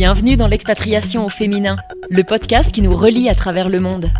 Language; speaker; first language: French; native; French